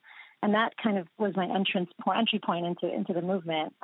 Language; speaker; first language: English; native; English